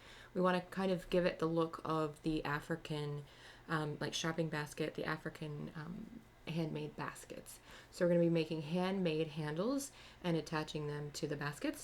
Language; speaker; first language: English; native; English